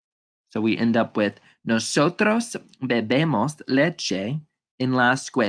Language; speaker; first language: Spanish; non-native, fluent; English